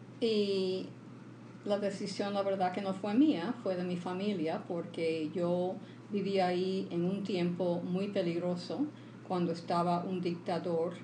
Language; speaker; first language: Spanish; early bilingual, heritage; Spanish